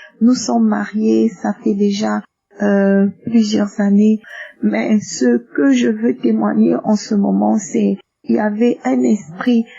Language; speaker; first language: French; non-native, local second language; Lingala